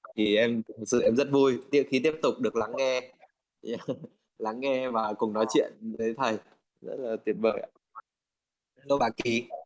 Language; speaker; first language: Vietnamese; native; Vietnamese